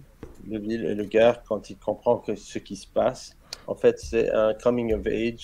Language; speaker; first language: French; non-native, learner; Arabic